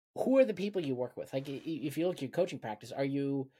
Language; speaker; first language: English; non-native, fluent; German